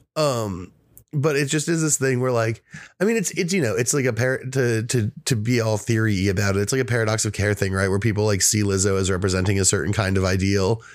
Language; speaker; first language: English; native; English